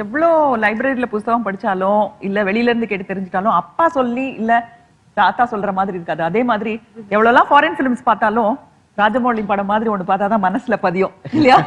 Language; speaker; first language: Tamil; native; Tamil